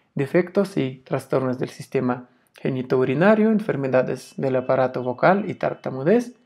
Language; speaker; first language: Spanish; non-native, fluent; Russian